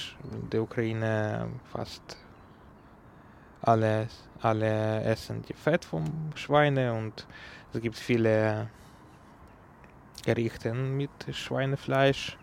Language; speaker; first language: German; non-native, learner; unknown